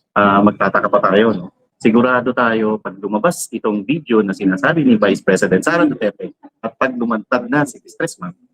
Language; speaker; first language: Filipino; native; Filipino